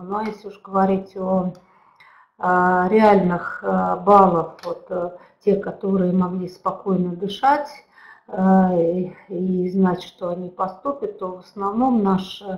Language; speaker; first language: Russian; native; Russian